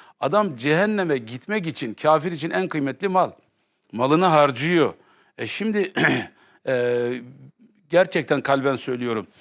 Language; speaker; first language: Turkish; native; Turkish